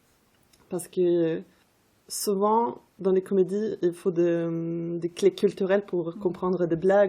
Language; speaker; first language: French; non-native, fluent; Swedish